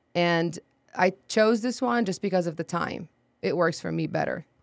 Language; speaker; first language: English; non-native, fluent; Arabic